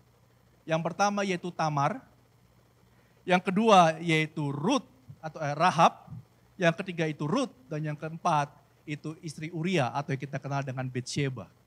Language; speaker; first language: Indonesian; native; Indonesian